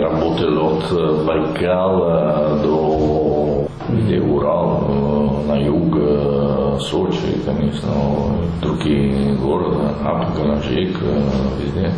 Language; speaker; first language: Russian; non-native, learner; Italian